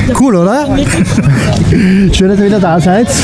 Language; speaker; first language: German; native; German